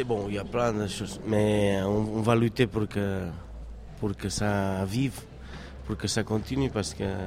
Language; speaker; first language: French; non-native, fluent; Catalan